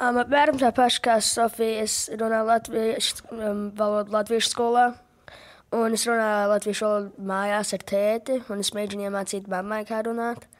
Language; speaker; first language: Latvian; early bilingual, heritage; English